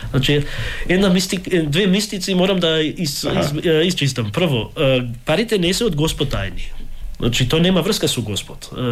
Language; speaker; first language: Macedonian; early bilingual, heritage; Macedonian